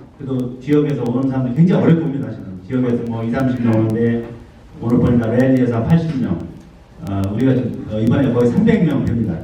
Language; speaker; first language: Korean; native; Korean